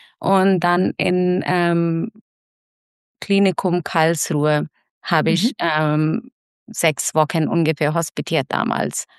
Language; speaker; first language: German; non-native, fluent; Hindi